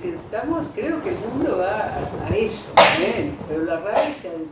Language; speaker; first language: Spanish; native; Spanish